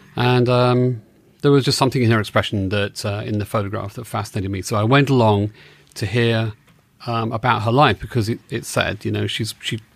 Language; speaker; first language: English; native; English